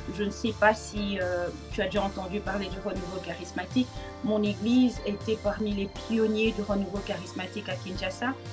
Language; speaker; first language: French; non-native, local second language; Lingala